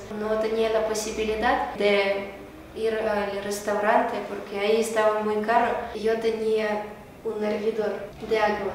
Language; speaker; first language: Spanish; non-native, learner; Ukrainian